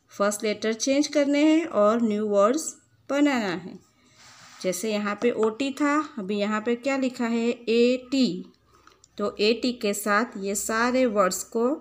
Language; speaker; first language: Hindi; non-native, local second language; Gujarati